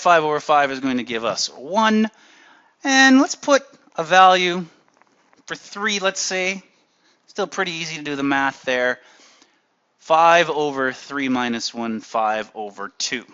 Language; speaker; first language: English; native; English